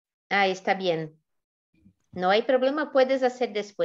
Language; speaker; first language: Spanish; non-native, fluent; Portuguese